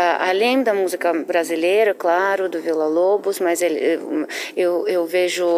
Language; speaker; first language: Portuguese; non-native, fluent; Russian